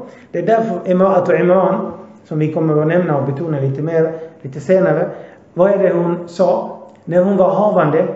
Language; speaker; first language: Swedish; early bilingual, other home language; Arabic